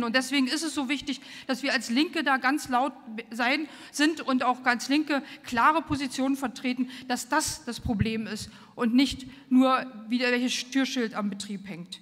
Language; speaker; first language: German; native; German